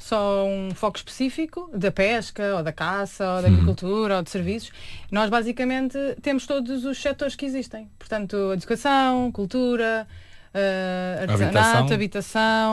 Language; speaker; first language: Portuguese; native; Portuguese